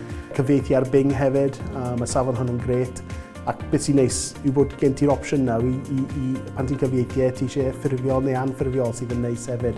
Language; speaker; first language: Welsh; non-native, local second language; English